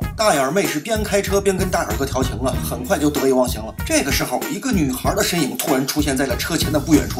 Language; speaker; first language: Chinese; native; Chinese